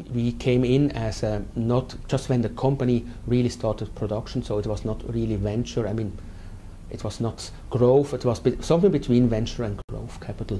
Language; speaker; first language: English; non-native, fluent; German